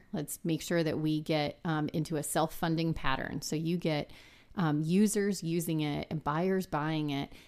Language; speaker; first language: English; native; English